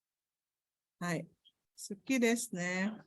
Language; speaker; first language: Japanese; non-native, fluent; Indonesian